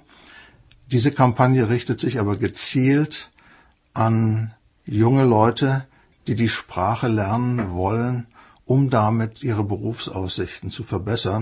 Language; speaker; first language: German; native; German